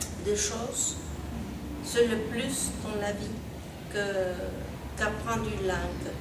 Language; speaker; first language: French; non-native, fluent; Spanish